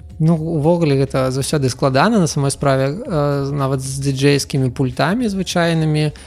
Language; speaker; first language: Belarusian; non-native, local second language; Russian